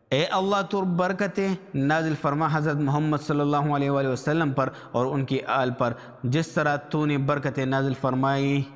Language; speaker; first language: Urdu; native; Urdu